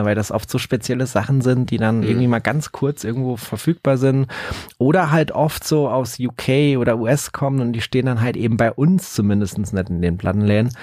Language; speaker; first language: German; native; German